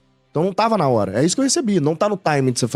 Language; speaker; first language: Portuguese; native; Portuguese